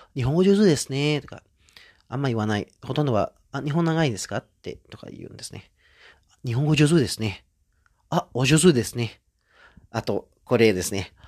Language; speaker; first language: Japanese; non-native, fluent; Indonesian